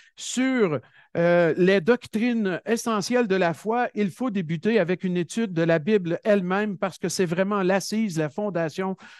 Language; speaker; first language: French; native; French